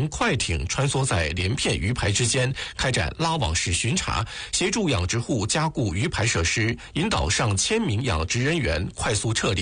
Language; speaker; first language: Chinese; native; Chinese